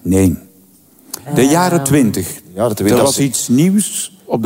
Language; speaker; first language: Dutch; native; Dutch